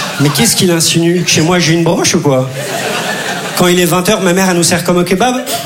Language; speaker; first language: French; early bilingual, other home language; Turkish